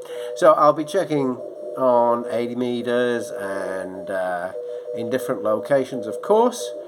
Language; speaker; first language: English; native; English